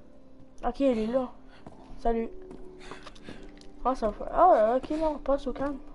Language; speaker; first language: French; native; French